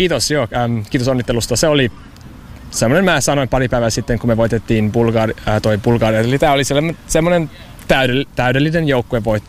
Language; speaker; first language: Finnish; non-native, learner; English